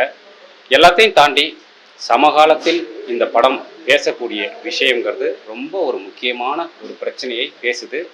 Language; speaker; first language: Tamil; native; Tamil